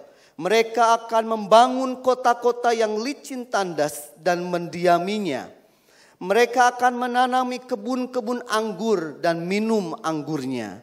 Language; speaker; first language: Indonesian; native; Indonesian